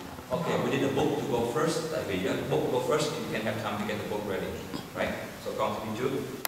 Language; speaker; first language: English; non-native, fluent; Vietnamese